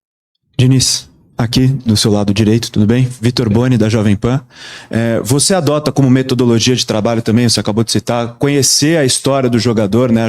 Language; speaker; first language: Portuguese; native; Portuguese